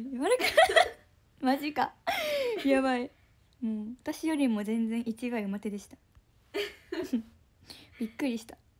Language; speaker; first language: Japanese; native; Japanese